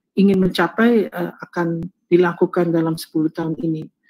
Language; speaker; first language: Indonesian; early bilingual, heritage; Indonesian